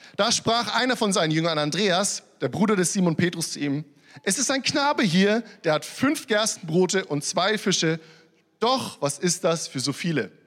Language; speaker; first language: German; early bilingual, other home language; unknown